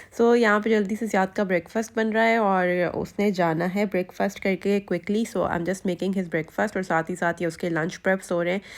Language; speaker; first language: Urdu; native; Urdu